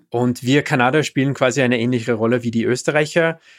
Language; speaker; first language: German; non-native, fluent; English